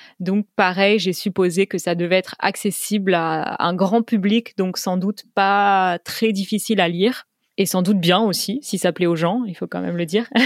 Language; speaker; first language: French; native; French